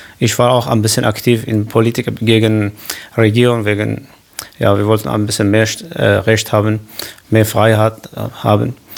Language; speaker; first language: German; non-native, learner; Kurdish